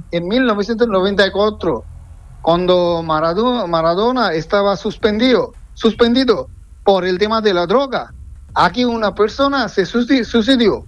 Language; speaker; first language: Spanish; non-native, fluent; Bangla